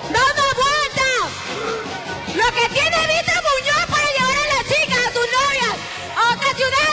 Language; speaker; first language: Spanish; native; Spanish